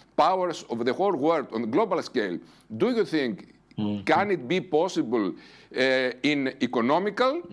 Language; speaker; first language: English; non-native, fluent; Greek